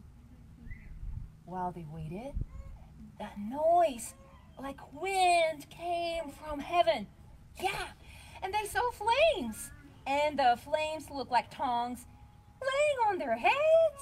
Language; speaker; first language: English; non-native, fluent; Bulgarian